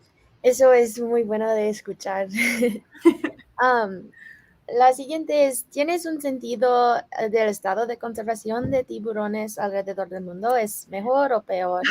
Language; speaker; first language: Spanish; non-native, fluent; English